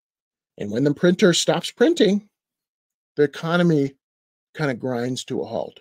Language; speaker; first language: English; native; English